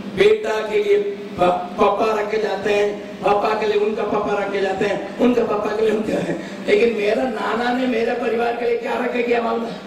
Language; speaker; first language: Hindi; non-native, local second language; Tamil